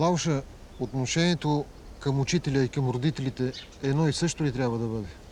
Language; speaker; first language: Bulgarian; native; Bulgarian